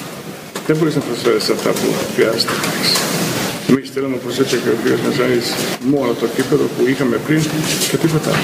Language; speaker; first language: Greek; non-native, fluent; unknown